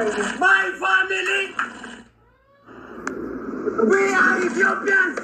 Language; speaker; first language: English; non-native, learner; Oromo